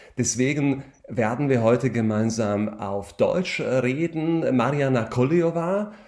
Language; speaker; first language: German; non-native, fluent; Slovak